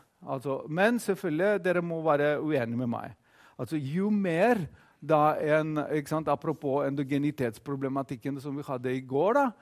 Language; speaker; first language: Norwegian; non-native, fluent; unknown